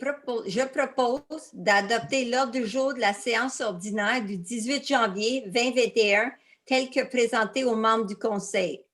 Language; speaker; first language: French; native; French